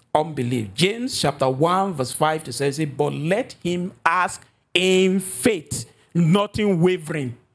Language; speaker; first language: English; non-native, local second language; Yoruba